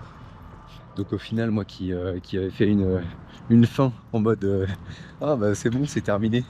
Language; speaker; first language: French; native; French